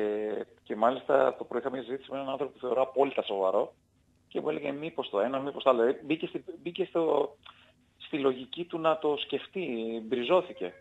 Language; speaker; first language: Greek; native; Greek